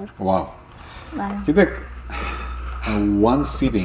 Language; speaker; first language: Armenian; native; Armenian